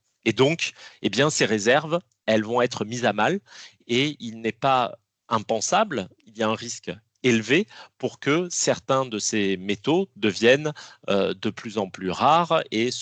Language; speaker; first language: French; native; French